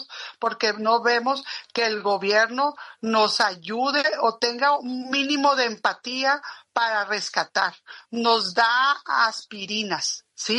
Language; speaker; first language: Spanish; native; Spanish